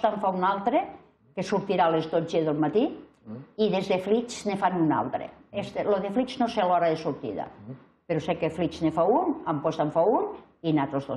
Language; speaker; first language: Catalan; native; Catalan